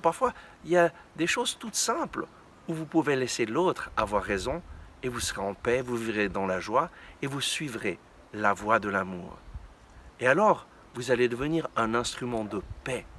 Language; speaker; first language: French; native; French